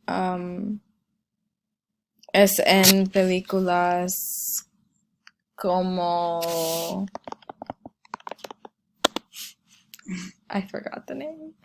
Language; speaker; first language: Spanish; non-native, learner; English